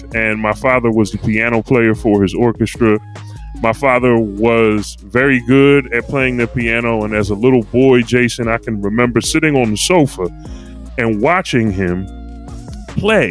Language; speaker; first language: English; native; English